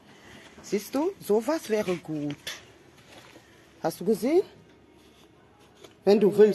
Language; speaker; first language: German; non-native, fluent; French